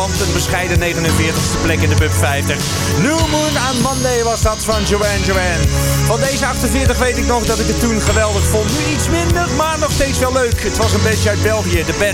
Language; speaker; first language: Dutch; native; Dutch